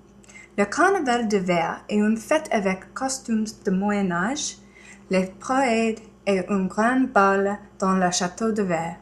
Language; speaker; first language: French; non-native, learner; English